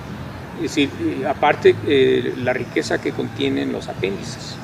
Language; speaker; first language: Spanish; native; Spanish